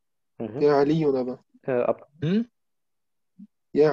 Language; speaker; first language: Arabic; non-native, learner; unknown